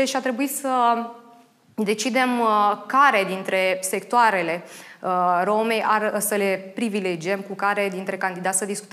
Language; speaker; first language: Romanian; native; Romanian